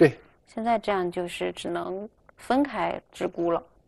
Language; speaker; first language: Chinese; native; Chinese